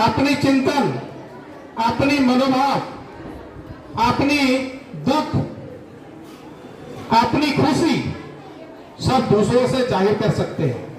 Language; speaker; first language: Hindi; non-native, local second language; Odia